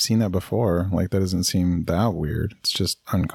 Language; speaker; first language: English; native; English